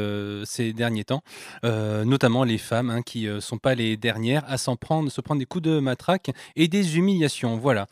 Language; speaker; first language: French; native; French